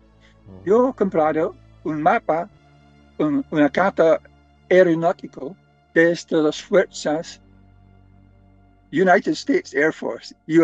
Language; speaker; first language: Spanish; non-native, fluent; English